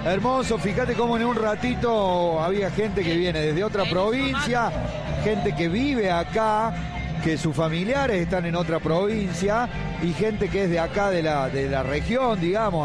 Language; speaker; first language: Spanish; native; Spanish